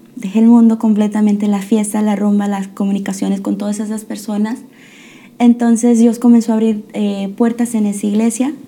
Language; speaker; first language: Spanish; early bilingual, heritage; Spanish